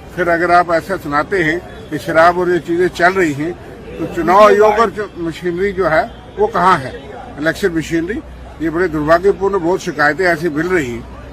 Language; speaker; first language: Hindi; native; Hindi